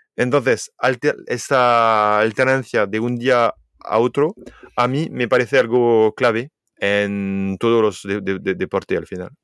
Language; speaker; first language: Spanish; non-native, fluent; French